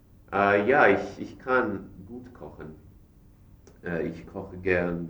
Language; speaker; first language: German; non-native, learner; English